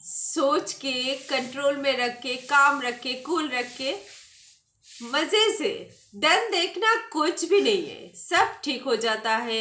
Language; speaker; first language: Hindi; non-native, local second language; Bangla